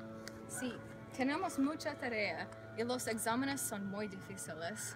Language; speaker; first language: Spanish; non-native, learner; English